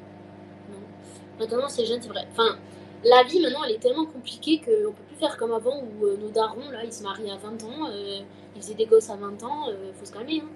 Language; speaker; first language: French; native; French